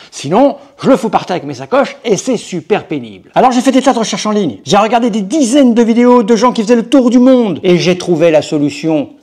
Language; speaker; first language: French; native; French